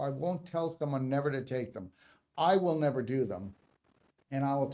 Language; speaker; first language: English; native; English